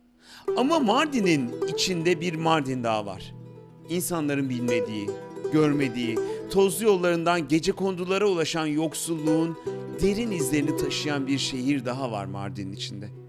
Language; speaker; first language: Turkish; native; Turkish